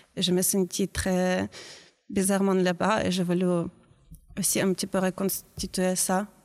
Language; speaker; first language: French; non-native, learner; Ukrainian